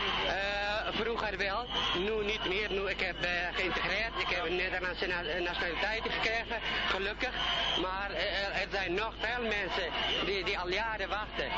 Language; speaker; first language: Dutch; non-native, fluent; Kurdish